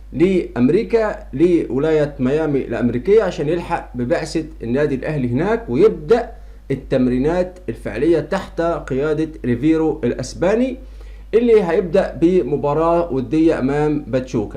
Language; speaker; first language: Arabic; native; Arabic